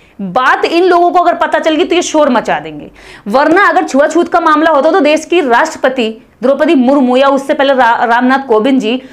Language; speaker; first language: Hindi; native; Hindi